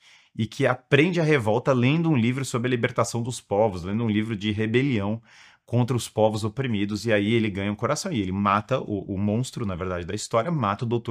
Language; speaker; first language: Portuguese; native; Portuguese